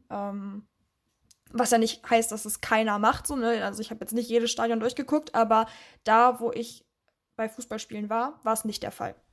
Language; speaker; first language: German; early bilingual, other home language; Russian